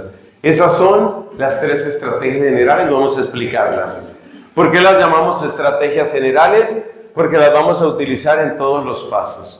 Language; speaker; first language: Spanish; native; Spanish